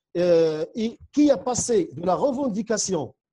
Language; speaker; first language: French; non-native, local second language; Central Atlas Tamazight